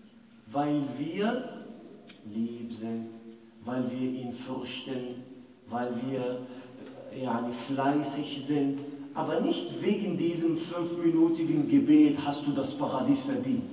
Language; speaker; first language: German; non-native, fluent; Arabic